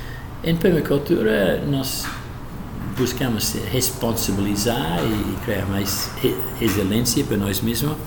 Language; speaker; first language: Portuguese; non-native, fluent; English